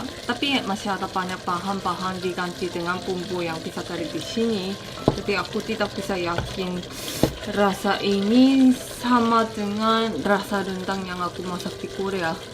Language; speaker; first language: Indonesian; non-native, fluent; Korean